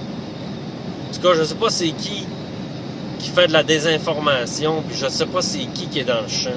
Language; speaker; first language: French; native; French